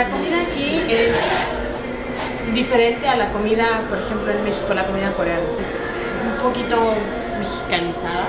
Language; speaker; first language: Spanish; native; Spanish